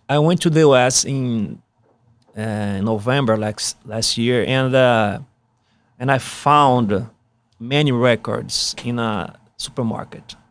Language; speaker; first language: English; non-native, fluent; Portuguese